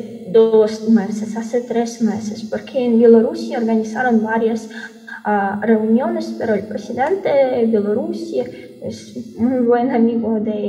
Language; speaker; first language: Spanish; non-native, fluent; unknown